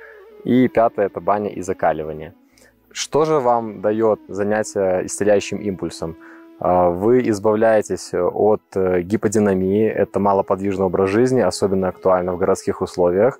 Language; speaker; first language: Russian; native; Russian